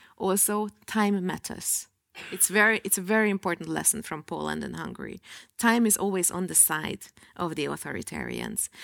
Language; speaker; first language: English; non-native, fluent; Hungarian